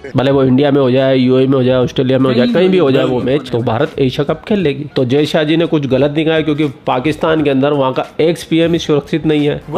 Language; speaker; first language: Hindi; native; Hindi